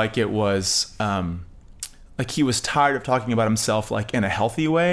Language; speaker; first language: English; native; English